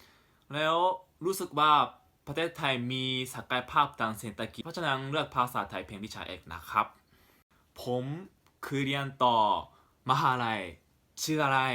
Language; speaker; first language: Thai; non-native, fluent; Japanese